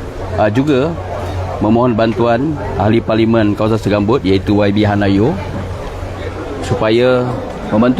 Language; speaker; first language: Malay; native; Malay